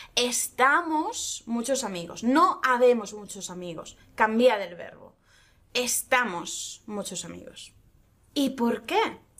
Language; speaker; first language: Spanish; native; Spanish